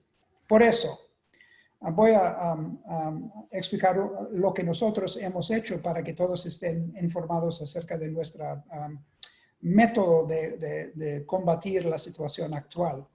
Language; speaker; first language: Spanish; non-native, fluent; English